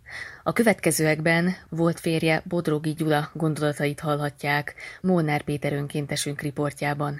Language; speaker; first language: Hungarian; native; Hungarian